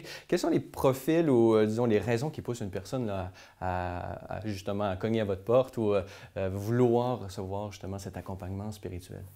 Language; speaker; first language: French; native; French